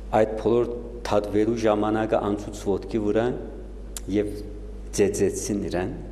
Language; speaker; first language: Armenian; native; Armenian